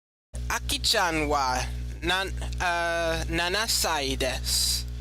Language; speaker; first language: Japanese; non-native, learner; English